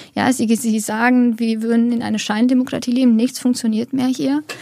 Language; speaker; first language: German; early bilingual, other home language; Romanian